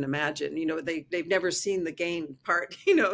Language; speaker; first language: English; native; English